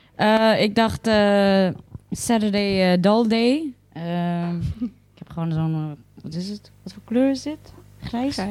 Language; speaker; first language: Dutch; early bilingual, other home language; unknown